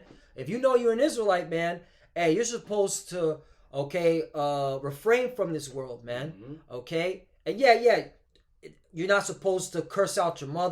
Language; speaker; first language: English; native; English